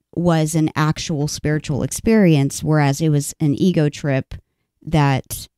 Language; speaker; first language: English; native; English